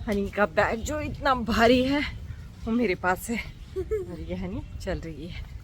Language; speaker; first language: Hindi; non-native, local second language; Marathi